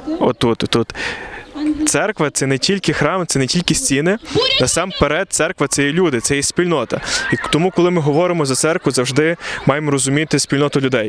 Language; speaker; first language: Ukrainian; native; Ukrainian